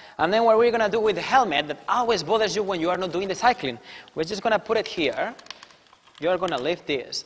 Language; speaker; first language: English; non-native, fluent; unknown